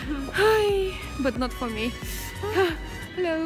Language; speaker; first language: English; non-native, fluent; Indonesian